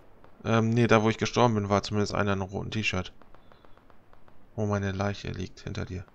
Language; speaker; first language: German; native; German